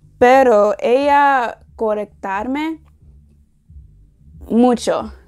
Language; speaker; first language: Spanish; non-native, learner; English